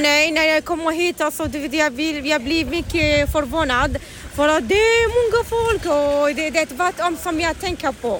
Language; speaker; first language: Swedish; non-native, learner; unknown